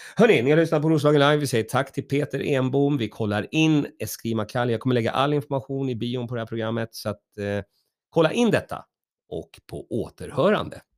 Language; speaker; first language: Swedish; native; Swedish